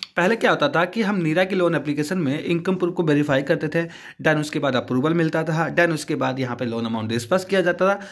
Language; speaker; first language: Hindi; native; Hindi